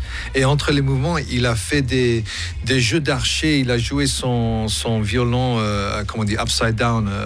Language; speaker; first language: French; non-native, fluent; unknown